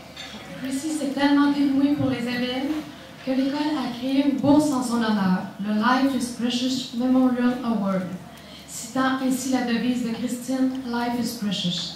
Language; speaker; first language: French; native; French